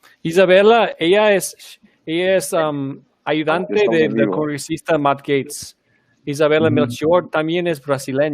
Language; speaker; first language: Spanish; early bilingual, heritage; Spanish